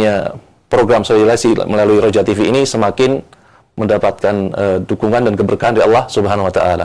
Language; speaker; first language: Indonesian; native; Indonesian